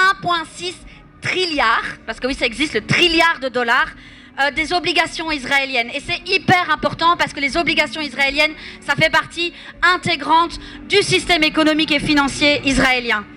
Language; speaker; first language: French; native; French